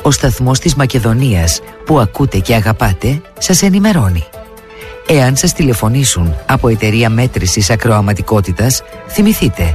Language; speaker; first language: Greek; native; Greek